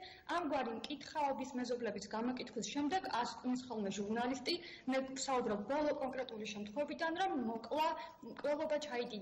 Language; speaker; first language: Georgian; native; Georgian